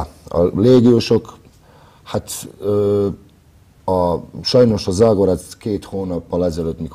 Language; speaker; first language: Hungarian; non-native, fluent; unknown